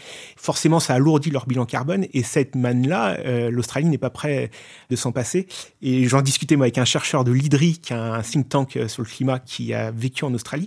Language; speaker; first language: French; native; French